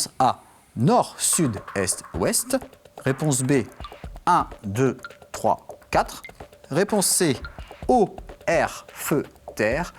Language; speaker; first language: French; native; French